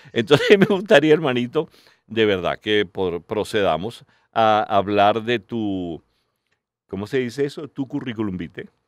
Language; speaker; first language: Spanish; native; Spanish